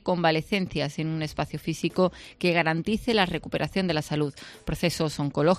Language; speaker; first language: Spanish; native; Spanish